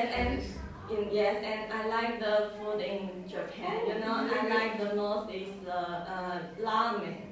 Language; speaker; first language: English; non-native, learner; Chinese